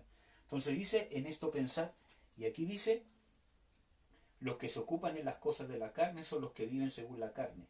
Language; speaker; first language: Spanish; native; Spanish